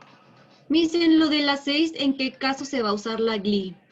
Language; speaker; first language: Spanish; native; Spanish